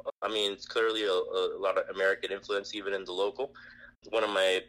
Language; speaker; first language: English; non-native, fluent; Spanish